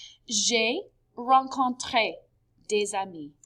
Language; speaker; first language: French; non-native, fluent; English